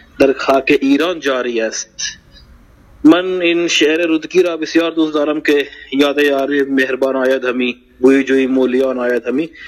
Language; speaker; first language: Persian; non-native, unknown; Hindi